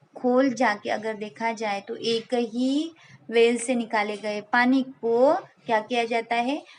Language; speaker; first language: Hindi; non-native, local second language; Marathi